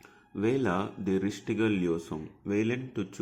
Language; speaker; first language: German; non-native, fluent; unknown